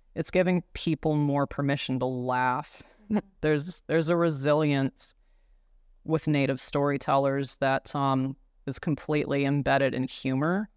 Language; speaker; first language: English; native; English